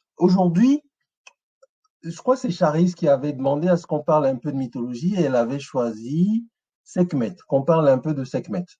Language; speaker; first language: French; non-native, local second language; Ewe